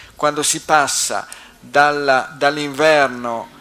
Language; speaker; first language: Italian; native; Italian